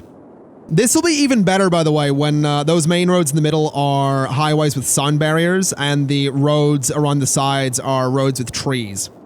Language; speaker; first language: English; native; English